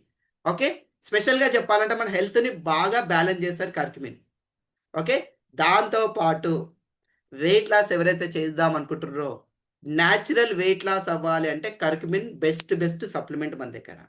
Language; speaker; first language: Telugu; native; Telugu